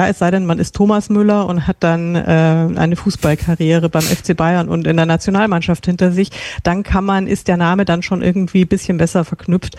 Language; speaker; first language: German; native; German